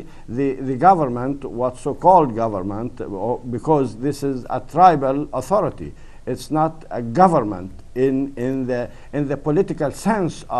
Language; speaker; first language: English; non-native, fluent; Arabic